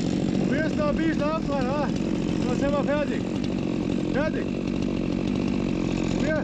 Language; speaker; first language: German; native; German